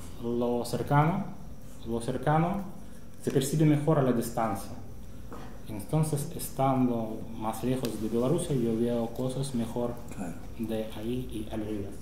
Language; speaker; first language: Spanish; non-native, fluent; Russian